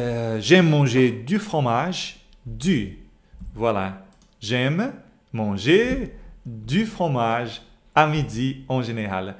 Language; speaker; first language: French; non-native, fluent; Portuguese